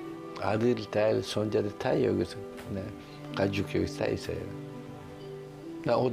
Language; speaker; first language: Korean; non-native, learner; Russian